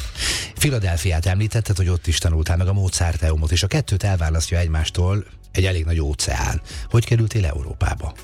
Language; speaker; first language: Hungarian; native; Hungarian